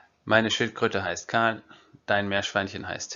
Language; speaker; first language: German; non-native, fluent; French